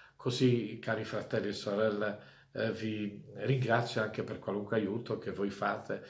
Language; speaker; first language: Italian; non-native, fluent; Polish